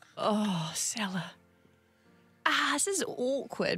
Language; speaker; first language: English; native; English